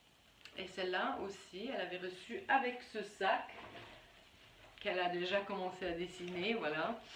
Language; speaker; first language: French; native; French